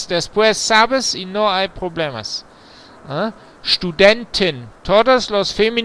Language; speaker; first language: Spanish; non-native, learner; German